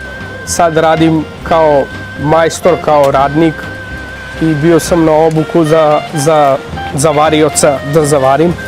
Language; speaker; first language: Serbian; non-native, local second language; Romany